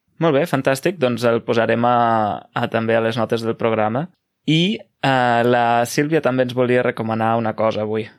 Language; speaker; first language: Catalan; native; Catalan